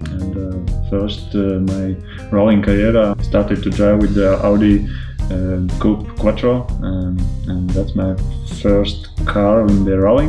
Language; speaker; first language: English; non-native, learner; Latvian